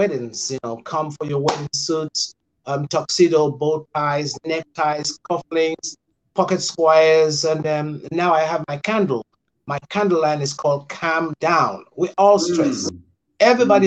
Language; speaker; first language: English; non-native, local second language; Krio